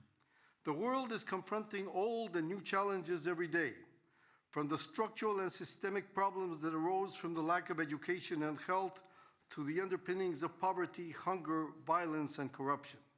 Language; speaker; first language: English; non-native, fluent; Spanish